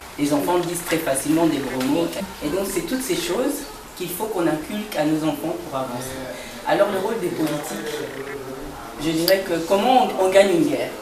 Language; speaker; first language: French; early bilingual, other home language; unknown